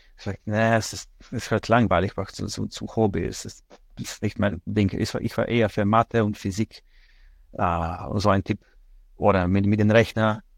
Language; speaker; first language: German; non-native, fluent; Slovenian